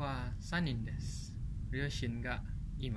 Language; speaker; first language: Japanese; non-native, learner; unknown